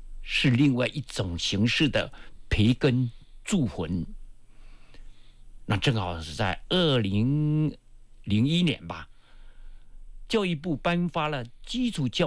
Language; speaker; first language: Chinese; non-native, local second language; Min Nan Chinese